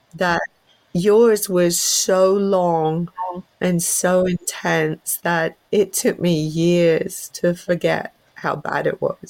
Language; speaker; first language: English; native; English